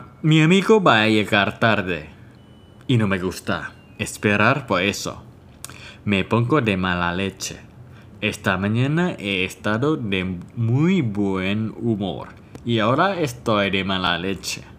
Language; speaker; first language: Spanish; non-native, fluent; Thai